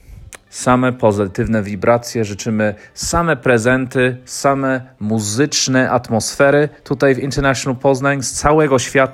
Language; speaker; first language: Polish; non-native, fluent; English